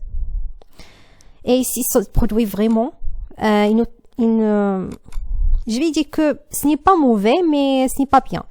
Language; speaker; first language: French; non-native, learner; Arabic